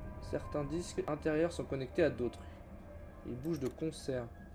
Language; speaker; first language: French; native; French